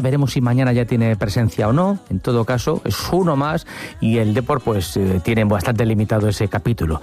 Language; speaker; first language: Spanish; native; Spanish